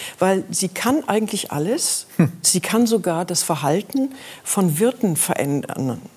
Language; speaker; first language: German; native; German